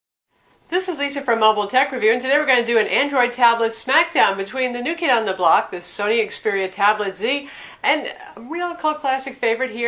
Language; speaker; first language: English; native; English